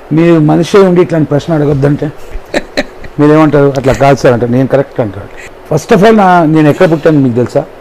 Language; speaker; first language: Telugu; non-native, local second language; Tamil